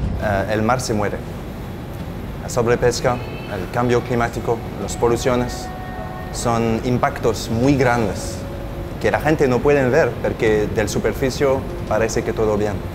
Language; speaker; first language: Spanish; non-native, fluent; French